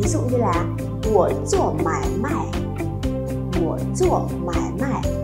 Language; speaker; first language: Chinese; non-native, fluent; Vietnamese